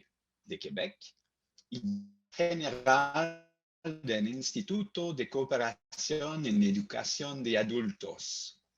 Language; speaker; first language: Spanish; non-native, learner; French